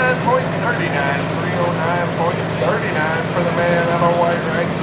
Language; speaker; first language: English; native; English